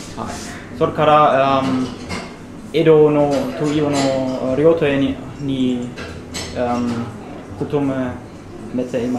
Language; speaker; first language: Japanese; non-native, learner; German